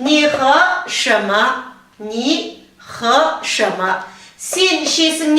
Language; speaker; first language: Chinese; non-native, fluent; Kazakh